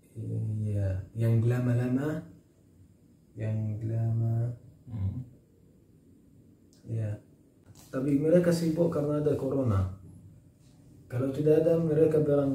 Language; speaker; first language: Indonesian; non-native, learner; Arabic